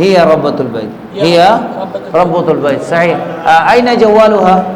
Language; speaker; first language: Arabic; non-native, fluent; Urdu